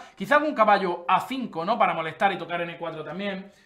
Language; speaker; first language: Spanish; native; Spanish